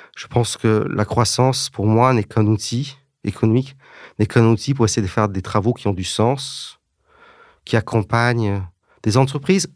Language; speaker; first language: French; early bilingual, heritage; English